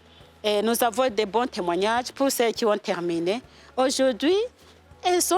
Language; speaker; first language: French; non-native, local second language; Rundi